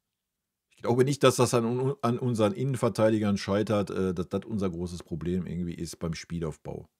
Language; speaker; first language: German; native; German